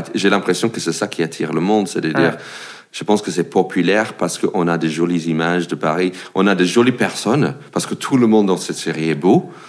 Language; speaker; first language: French; non-native, fluent; English